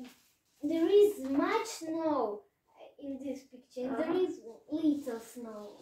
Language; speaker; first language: English; non-native, learner; Russian